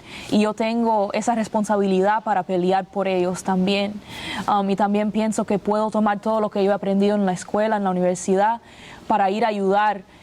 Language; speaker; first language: Spanish; early bilingual, other home language; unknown